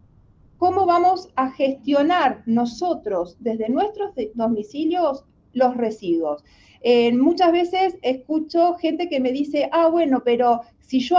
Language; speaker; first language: Spanish; native; Spanish